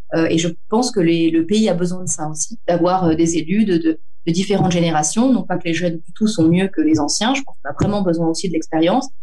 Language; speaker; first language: French; native; French